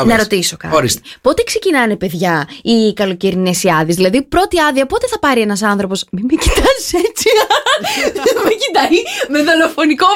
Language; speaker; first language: Greek; native; Greek